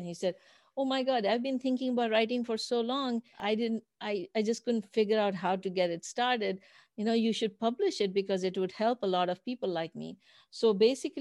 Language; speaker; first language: English; non-native, local second language; Urdu